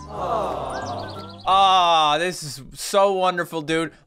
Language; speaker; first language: English; native; English